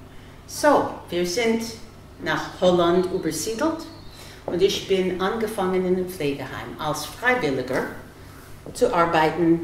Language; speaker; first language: German; non-native, fluent; English